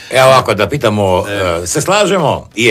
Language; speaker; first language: Croatian; native; Croatian